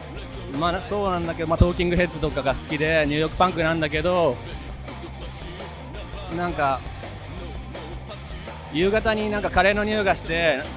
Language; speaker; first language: Japanese; native; Japanese